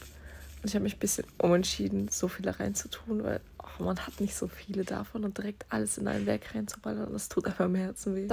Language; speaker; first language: German; native; German